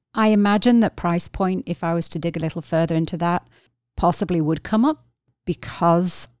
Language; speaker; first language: English; native; English